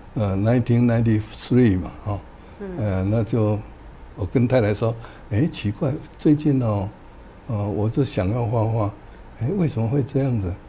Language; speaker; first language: Chinese; native; Chinese